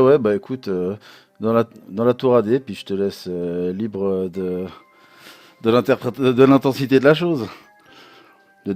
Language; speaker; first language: French; native; French